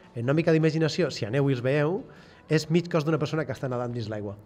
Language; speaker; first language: Catalan; native; Catalan